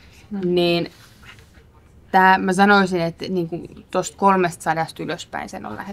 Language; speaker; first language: Finnish; native; Finnish